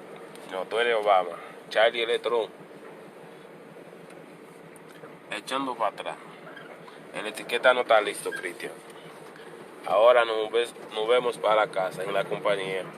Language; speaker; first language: Spanish; non-native, learner; Haitian Creole